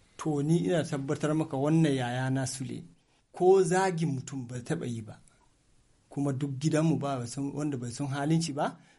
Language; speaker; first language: Hausa; non-native, local second language; Fula